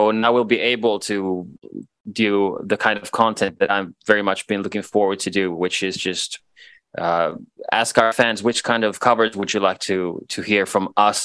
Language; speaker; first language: English; non-native, fluent; Swedish